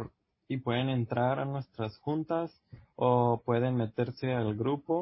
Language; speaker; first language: Spanish; early bilingual, heritage; Spanish